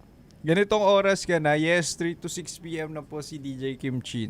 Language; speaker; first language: Filipino; native; Filipino